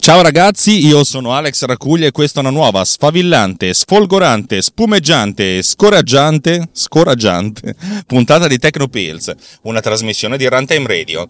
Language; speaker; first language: Italian; native; Italian